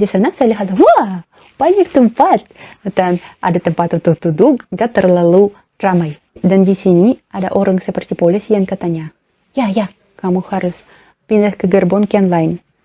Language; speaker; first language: Indonesian; non-native, learner; Russian